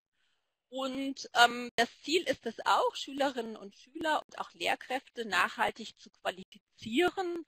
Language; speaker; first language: German; native; German